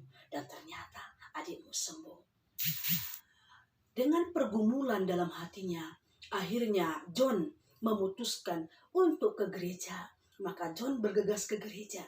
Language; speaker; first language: Indonesian; native; Indonesian